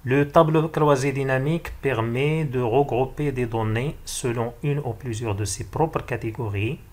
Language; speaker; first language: French; non-native, local second language; Arabic